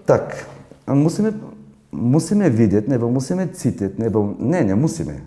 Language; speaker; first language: Czech; non-native, fluent; Bulgarian